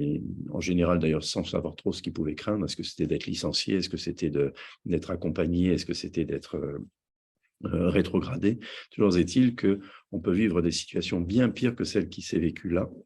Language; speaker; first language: French; native; French